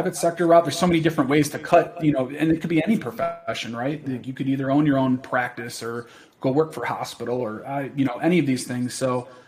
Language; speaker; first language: English; native; English